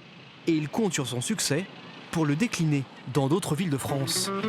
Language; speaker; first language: French; native; French